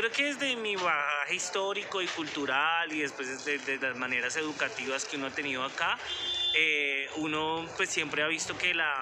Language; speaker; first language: Spanish; native; Spanish